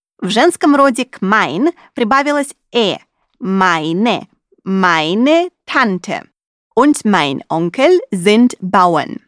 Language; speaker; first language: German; non-native, fluent; Russian